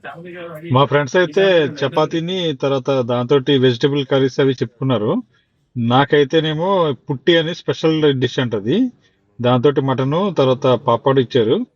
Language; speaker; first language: Telugu; native; Telugu